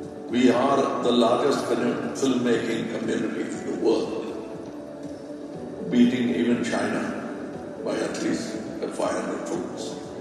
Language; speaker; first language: English; non-native, local second language; Tamil